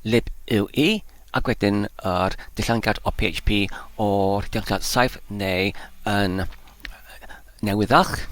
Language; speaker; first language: Welsh; non-native, learner; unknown